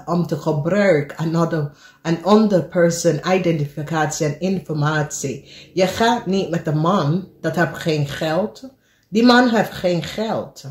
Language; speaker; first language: Dutch; non-native, learner; English